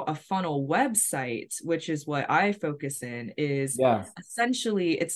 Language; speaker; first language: English; native; English